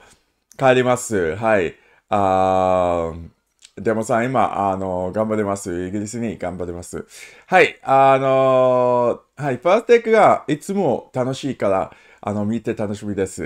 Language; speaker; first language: Japanese; non-native, learner; English